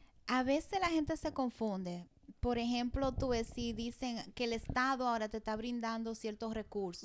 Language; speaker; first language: Spanish; early bilingual, heritage; Spanish